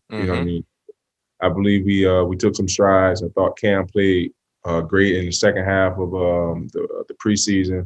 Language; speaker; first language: English; native; English